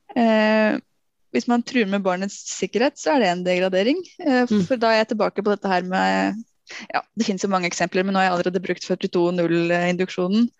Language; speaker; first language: Norwegian; native; Norwegian